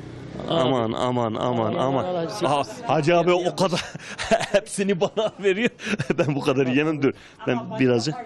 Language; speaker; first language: Turkish; native; Turkish